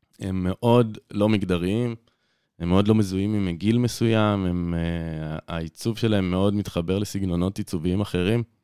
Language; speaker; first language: Hebrew; native; Hebrew